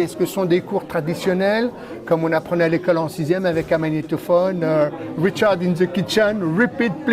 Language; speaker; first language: French; native; French